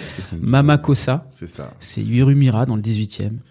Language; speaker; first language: French; native; French